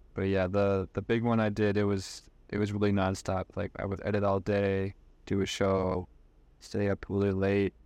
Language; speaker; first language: English; native; English